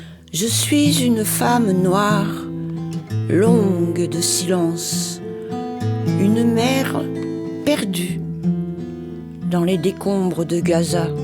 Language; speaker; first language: French; native; French